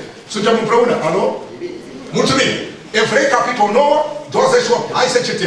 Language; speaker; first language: Romanian; non-native, learner; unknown